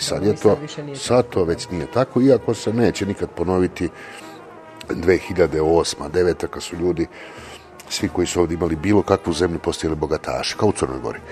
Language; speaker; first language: Serbian; native; Serbian